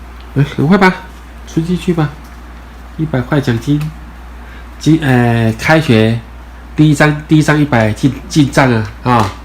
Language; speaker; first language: Chinese; native; Chinese